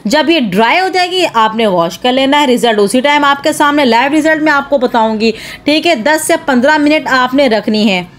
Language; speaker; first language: Urdu; native; Urdu